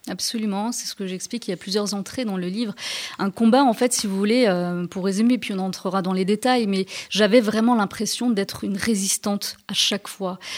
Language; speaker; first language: French; early bilingual, other home language; Turkish